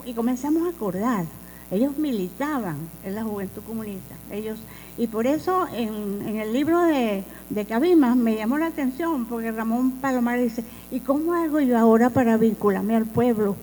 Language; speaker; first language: Spanish; native; Spanish